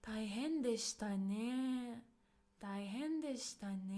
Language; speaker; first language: Japanese; non-native, fluent; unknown